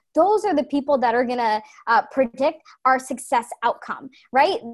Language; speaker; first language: English; native; English